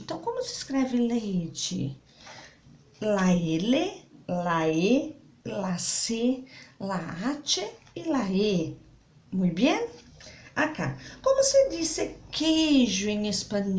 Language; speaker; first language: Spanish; non-native, learner; Portuguese